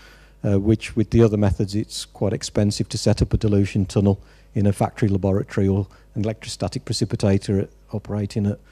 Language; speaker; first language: English; native; English